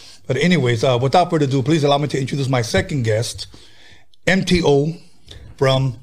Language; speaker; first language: English; early bilingual, other home language; Spanish